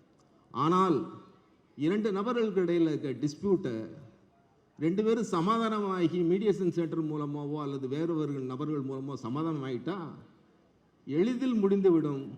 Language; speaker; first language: Tamil; native; Tamil